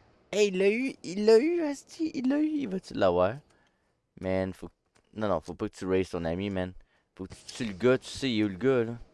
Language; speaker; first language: French; native; French